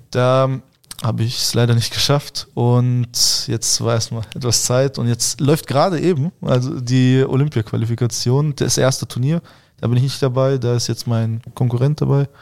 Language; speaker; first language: German; early bilingual, other home language; Russian